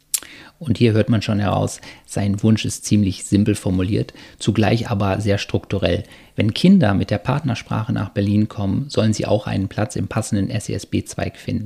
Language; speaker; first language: German; native; German